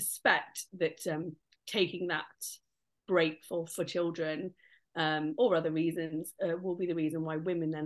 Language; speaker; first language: English; native; English